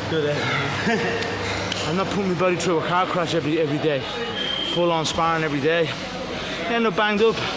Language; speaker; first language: English; native; English